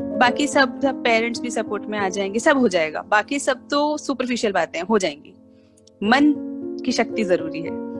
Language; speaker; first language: Hindi; native; Hindi